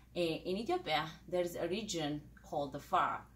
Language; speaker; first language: English; non-native, fluent; Amharic